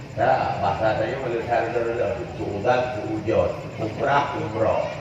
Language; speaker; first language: Malay; non-native, local second language; Achinese